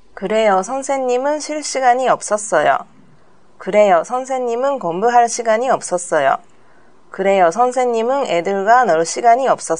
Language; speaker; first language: Korean; non-native, learner; Japanese